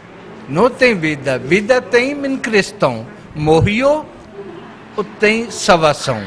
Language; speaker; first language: Portuguese; non-native, learner; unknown